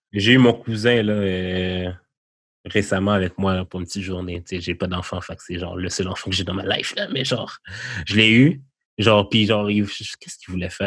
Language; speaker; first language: French; native; French